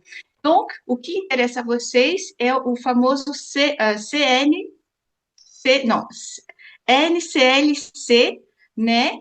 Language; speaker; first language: Portuguese; non-native, fluent; French